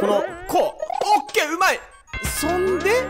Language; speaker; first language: Japanese; native; Japanese